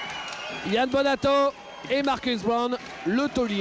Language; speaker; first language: French; native; French